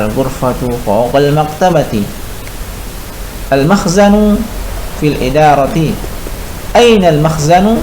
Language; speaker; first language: Arabic; non-native, fluent; Indonesian